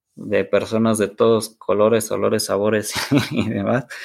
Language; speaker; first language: Spanish; native; Spanish